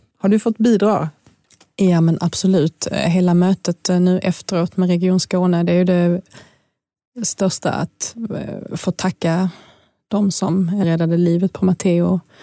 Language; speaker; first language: Swedish; native; Swedish